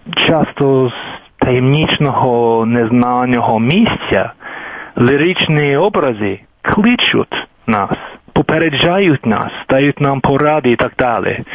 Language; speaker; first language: Ukrainian; non-native, fluent; English